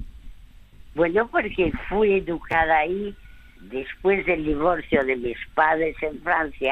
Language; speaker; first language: Spanish; early bilingual, other home language; French